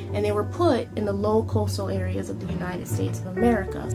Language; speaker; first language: English; native; English